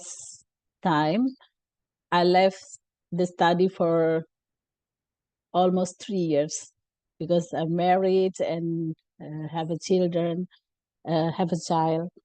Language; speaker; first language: English; non-native, learner; Indonesian